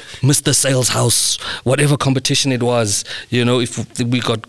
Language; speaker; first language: English; native; English